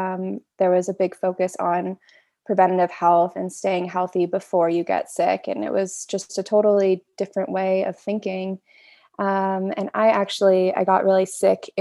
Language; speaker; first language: English; native; English